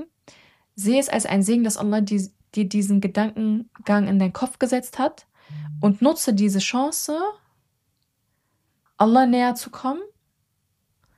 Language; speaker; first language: German; early bilingual, other home language; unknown